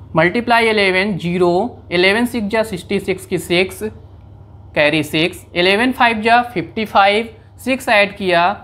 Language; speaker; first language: Hindi; native; Hindi